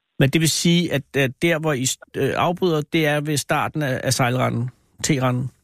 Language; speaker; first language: Danish; native; Danish